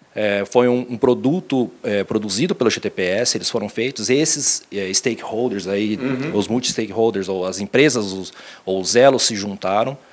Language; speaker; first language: Portuguese; native; Portuguese